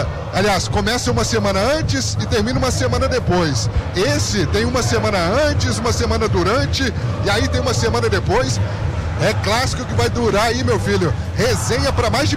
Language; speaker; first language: Portuguese; native; Portuguese